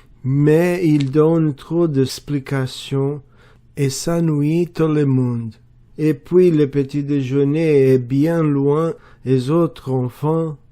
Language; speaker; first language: French; non-native, learner; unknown